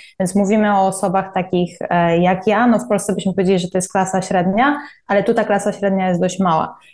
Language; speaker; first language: Polish; native; Polish